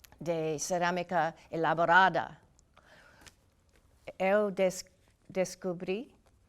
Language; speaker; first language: Portuguese; non-native, learner; English